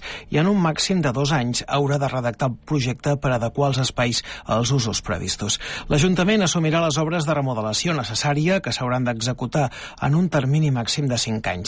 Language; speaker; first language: Catalan; native; Catalan